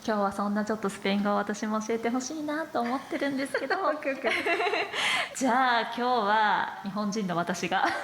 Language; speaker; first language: Japanese; native; Japanese